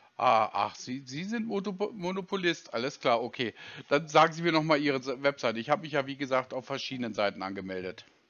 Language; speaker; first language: German; native; German